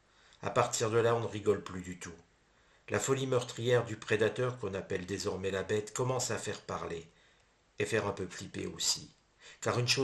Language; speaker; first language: French; native; French